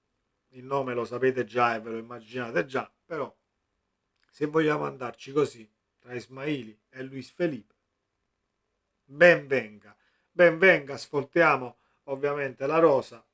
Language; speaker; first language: Italian; native; Italian